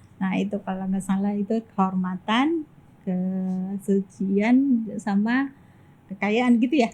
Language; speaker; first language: Indonesian; native; Indonesian